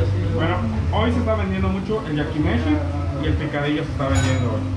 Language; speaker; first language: Spanish; native; Spanish